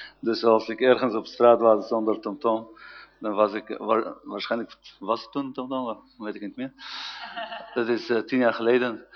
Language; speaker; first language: Dutch; non-native, fluent; Arabic